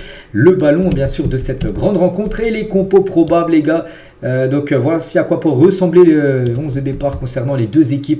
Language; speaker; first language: French; native; French